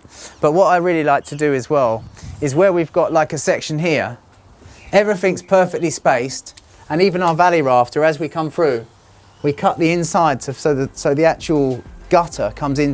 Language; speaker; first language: English; native; English